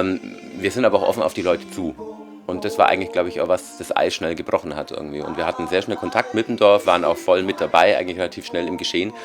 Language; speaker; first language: German; native; German